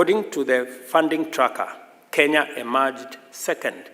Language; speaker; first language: English; non-native, local second language; Swahili